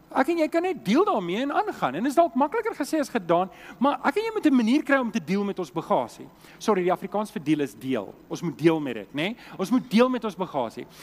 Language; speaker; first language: Afrikaans; native; Afrikaans